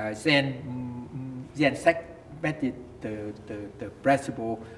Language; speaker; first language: English; non-native, learner; Vietnamese